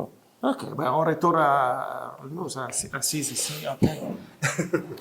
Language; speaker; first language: French; non-native, fluent; Italian